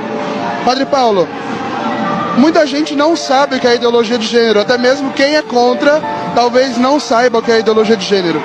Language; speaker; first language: Portuguese; native; Portuguese